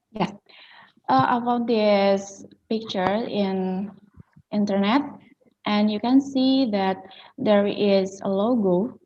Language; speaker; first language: English; non-native, learner; Indonesian